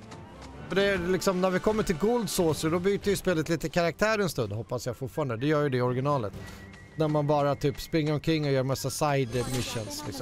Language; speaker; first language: Swedish; native; Swedish